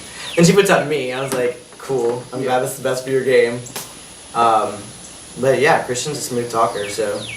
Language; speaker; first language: English; native; English